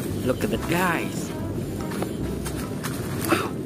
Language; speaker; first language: English; non-native, learner; Indonesian